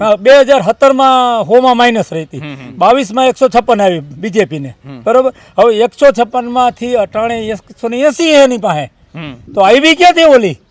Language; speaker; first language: Gujarati; native; Gujarati